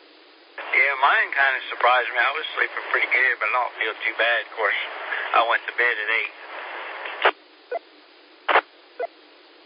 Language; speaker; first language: English; native; English